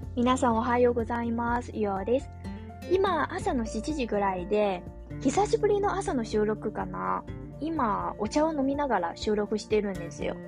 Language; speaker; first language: Japanese; non-native, fluent; Chinese